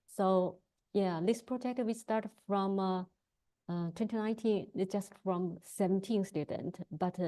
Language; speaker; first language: English; non-native, learner; Chinese